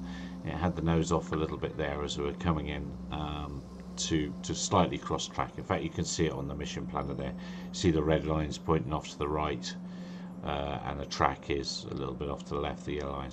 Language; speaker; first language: English; native; English